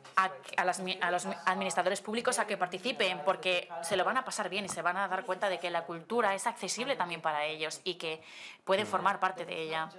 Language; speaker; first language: Spanish; non-native, fluent; Slovenian